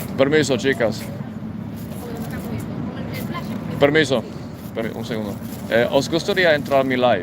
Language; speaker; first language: Spanish; non-native, fluent; English